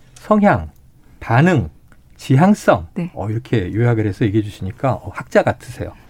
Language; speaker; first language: Korean; native; Korean